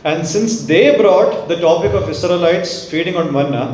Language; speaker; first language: English; non-native, local second language; Malayalam